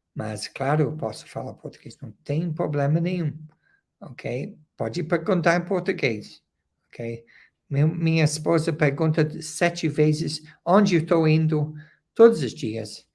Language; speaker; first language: Portuguese; non-native, learner; English